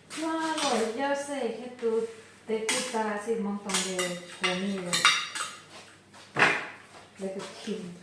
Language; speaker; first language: Spanish; non-native, learner; Thai